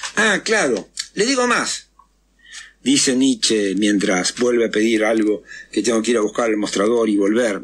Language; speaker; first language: Spanish; native; Spanish